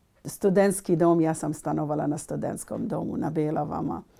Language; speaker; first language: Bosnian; non-native, learner; Arabic